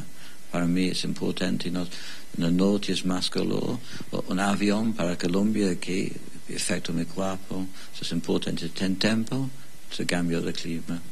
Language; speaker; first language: Spanish; non-native, learner; English